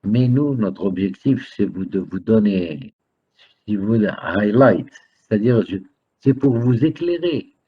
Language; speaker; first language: French; non-native, local second language; Arabic